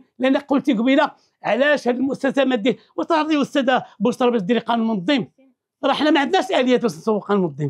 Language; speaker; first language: Arabic; native; Arabic